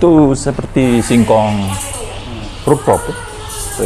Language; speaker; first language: Indonesian; non-native, fluent; Fijian